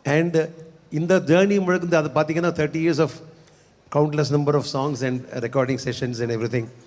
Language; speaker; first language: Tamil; native; Tamil